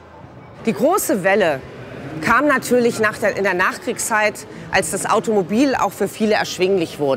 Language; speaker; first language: German; native; German